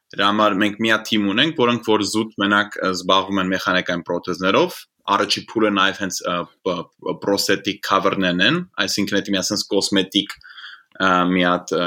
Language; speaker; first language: Armenian; early bilingual, heritage; Armenian